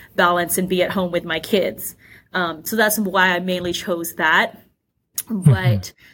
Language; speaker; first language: English; native; English